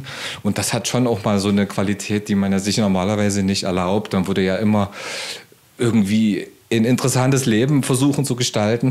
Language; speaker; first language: German; native; German